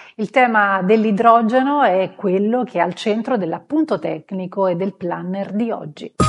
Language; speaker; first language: Italian; native; Italian